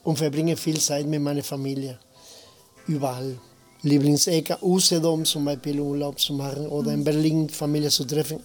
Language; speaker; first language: German; non-native, fluent; Spanish